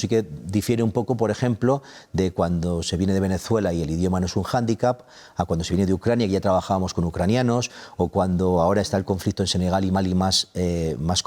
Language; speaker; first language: Spanish; native; Spanish